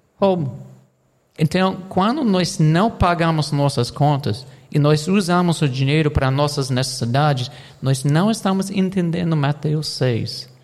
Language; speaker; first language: Portuguese; non-native, fluent; English